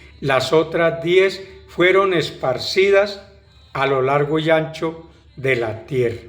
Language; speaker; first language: Spanish; native; Spanish